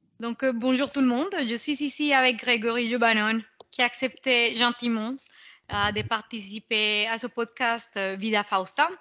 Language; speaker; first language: French; non-native, fluent; Spanish